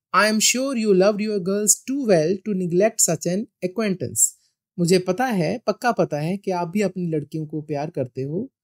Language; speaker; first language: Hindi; non-native, local second language; Punjabi